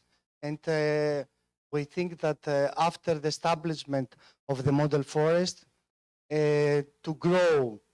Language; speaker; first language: English; non-native, fluent; Greek